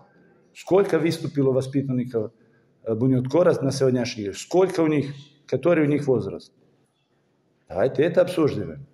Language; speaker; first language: Russian; non-native, fluent; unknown